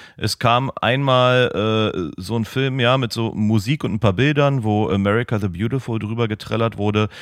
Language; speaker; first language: German; native; German